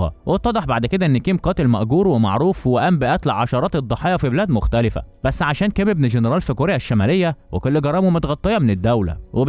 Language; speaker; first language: Arabic; native; Arabic